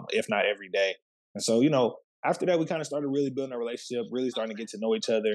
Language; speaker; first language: English; native; English